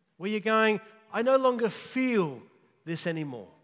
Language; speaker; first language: English; native; English